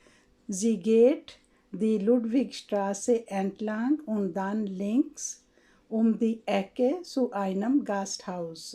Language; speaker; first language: German; non-native, fluent; Urdu